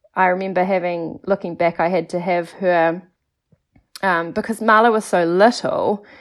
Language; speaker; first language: English; native; English